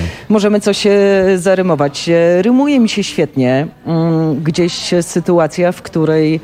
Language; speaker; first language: Polish; native; Polish